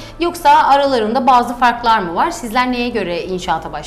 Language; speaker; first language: Turkish; native; Turkish